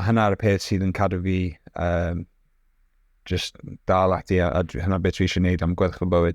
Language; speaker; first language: Welsh; non-native, local second language; English